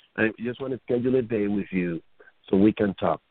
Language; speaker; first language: English; non-native, fluent; Spanish